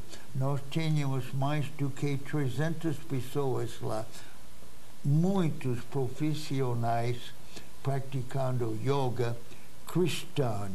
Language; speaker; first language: Portuguese; non-native, fluent; English